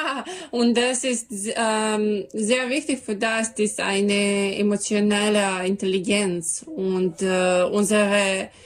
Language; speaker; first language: German; non-native, learner; Serbian